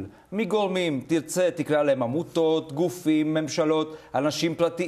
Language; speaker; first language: Hebrew; native; Hebrew